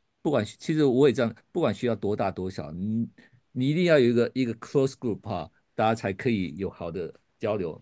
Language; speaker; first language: Chinese; native; Chinese